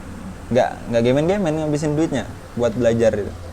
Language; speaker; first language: Indonesian; native; Indonesian